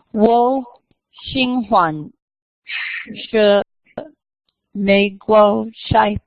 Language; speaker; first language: Chinese; non-native, learner; English